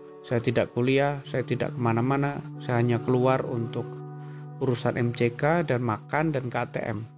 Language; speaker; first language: Indonesian; native; Indonesian